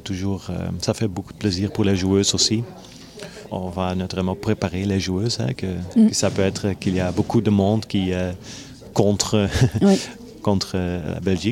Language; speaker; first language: French; non-native, learner; Dutch